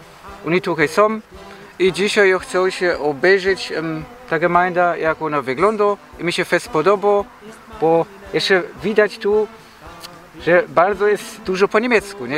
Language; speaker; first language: Polish; early bilingual, heritage; German